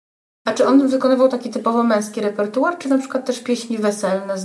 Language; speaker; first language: Polish; native; Polish